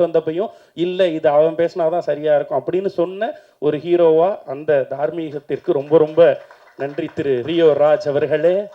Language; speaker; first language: Tamil; native; Tamil